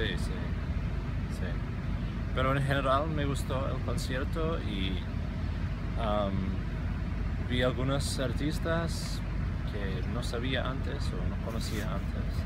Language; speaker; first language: Spanish; non-native, fluent; English